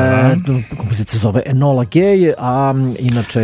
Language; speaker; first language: Croatian; native; Croatian